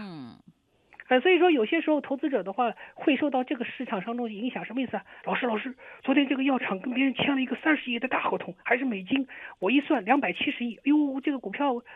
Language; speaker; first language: Chinese; native; Chinese